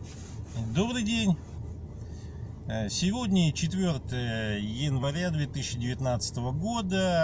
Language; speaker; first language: Russian; native; Russian